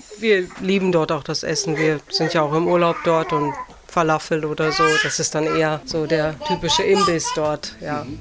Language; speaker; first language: German; early bilingual, other home language; Russian